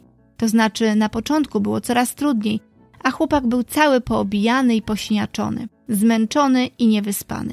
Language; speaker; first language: Polish; native; Polish